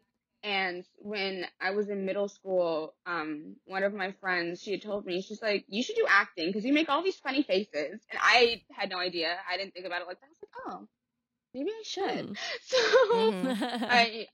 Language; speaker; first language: English; native; English